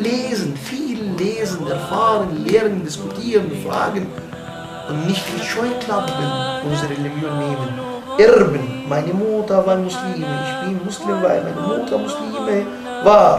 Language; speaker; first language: German; non-native, fluent; Arabic